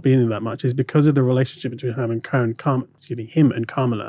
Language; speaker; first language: English; native; English